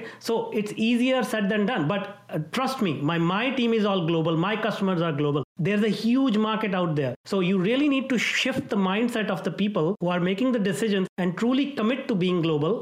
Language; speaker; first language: English; non-native, local second language; Hindi